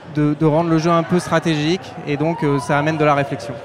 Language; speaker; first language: French; native; French